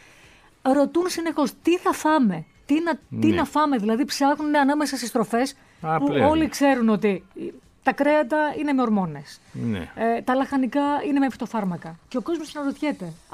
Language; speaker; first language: Greek; native; Greek